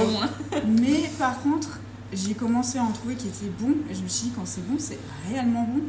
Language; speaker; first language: French; native; French